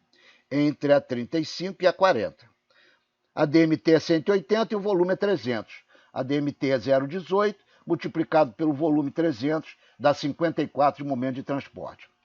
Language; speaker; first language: Portuguese; native; Portuguese